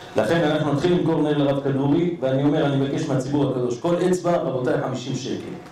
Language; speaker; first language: Hebrew; native; Hebrew